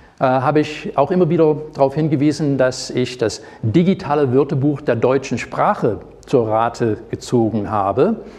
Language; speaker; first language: German; non-native, fluent; English